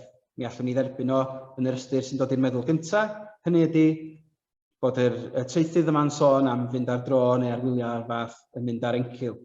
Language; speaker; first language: Welsh; native; Welsh